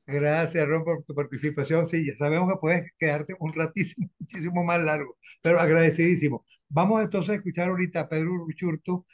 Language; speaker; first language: Spanish; native; Spanish